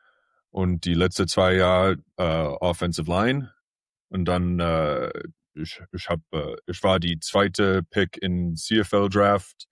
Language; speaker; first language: German; early bilingual, heritage; English